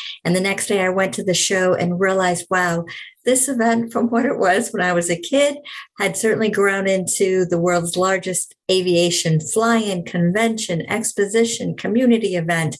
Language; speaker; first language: English; native; English